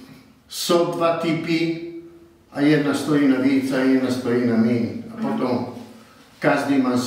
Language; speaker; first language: Czech; non-native, learner; Italian